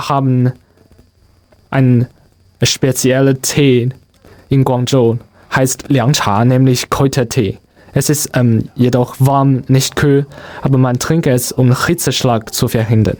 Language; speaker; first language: German; non-native, learner; Chinese